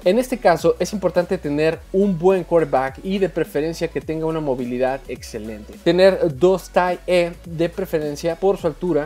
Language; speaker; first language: Spanish; native; Spanish